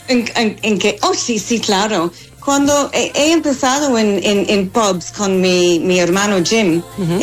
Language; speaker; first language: Spanish; non-native, fluent; English